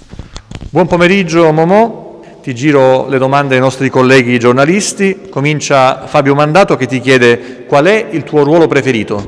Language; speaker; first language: Italian; native; Italian